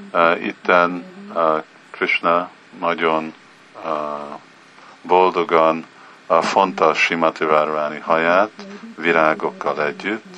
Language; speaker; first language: Hungarian; early bilingual, heritage; Hungarian